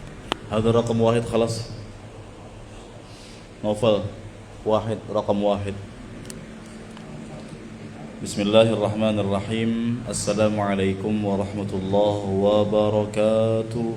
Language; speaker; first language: Arabic; non-native, fluent; Indonesian